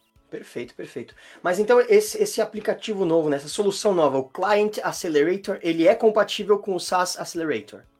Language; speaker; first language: Portuguese; native; Portuguese